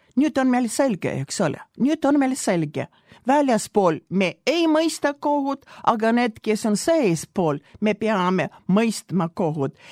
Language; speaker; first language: Estonian; non-native, local second language; Russian